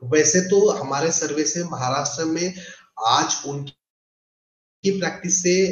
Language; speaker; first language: Hindi; non-native, local second language; Marathi